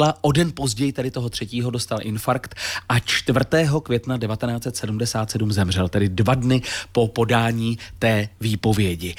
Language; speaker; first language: Czech; native; Czech